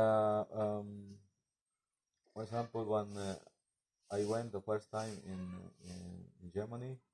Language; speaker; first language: English; non-native, learner; Spanish